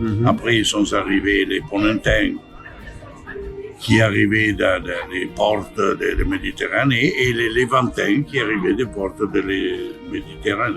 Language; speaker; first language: French; non-native, fluent; Italian